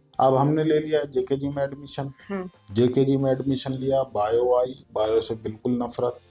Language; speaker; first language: Hindi; native; Hindi